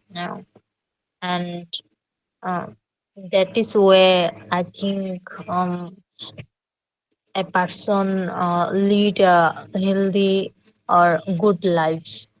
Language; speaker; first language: English; non-native, learner; Bangla